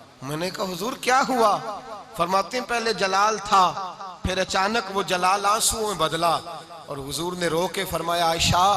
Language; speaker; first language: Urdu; non-native, local second language; Punjabi